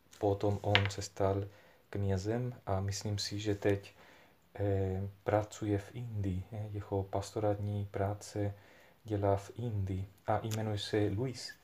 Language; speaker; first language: Czech; non-native, fluent; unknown